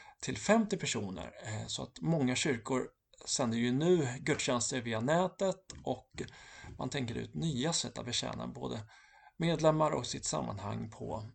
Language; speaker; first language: Swedish; native; Swedish